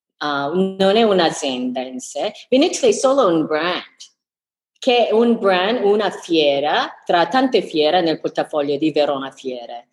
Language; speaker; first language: Italian; non-native, fluent; English